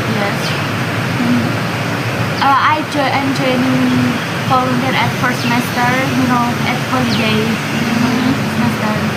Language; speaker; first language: English; non-native, learner; Indonesian